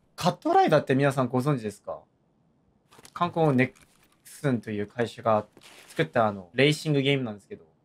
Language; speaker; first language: Japanese; non-native, fluent; Korean